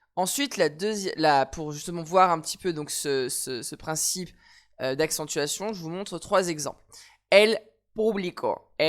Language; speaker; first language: French; native; French